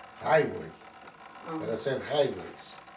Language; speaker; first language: Spanish; non-native, fluent; Yiddish